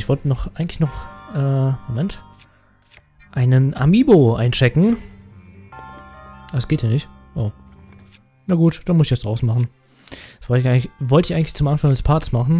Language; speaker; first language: German; native; German